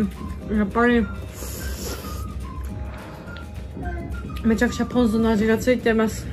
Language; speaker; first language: Japanese; non-native, fluent; Georgian